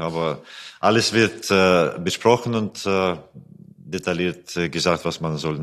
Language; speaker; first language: German; non-native, fluent; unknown